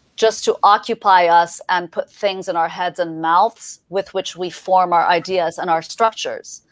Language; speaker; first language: English; early bilingual, other home language; Persian